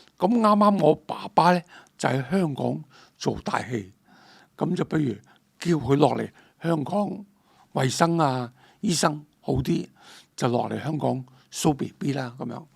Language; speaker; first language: Cantonese; native; Cantonese